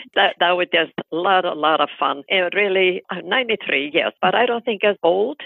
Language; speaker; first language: English; non-native, fluent; Icelandic